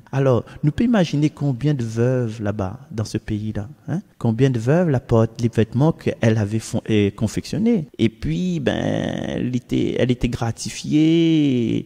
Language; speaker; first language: French; non-native, local second language; Réunion Creole French